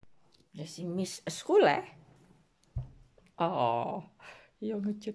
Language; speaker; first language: Dutch; non-native, learner; Indonesian